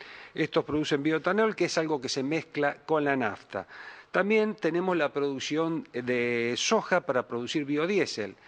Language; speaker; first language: Spanish; native; Spanish